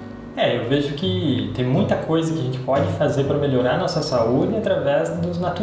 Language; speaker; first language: Portuguese; native; Portuguese